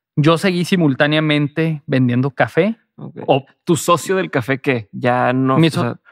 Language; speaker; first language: Spanish; native; Spanish